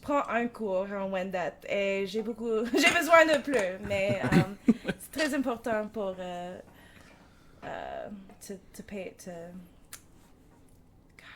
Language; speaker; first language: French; non-native, learner; English